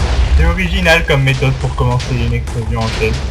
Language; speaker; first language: French; native; French